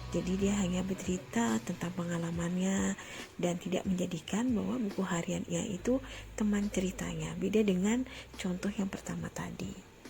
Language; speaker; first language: Indonesian; native; Indonesian